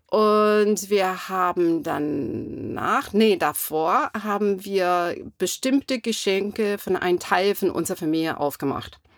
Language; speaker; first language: German; non-native, fluent; English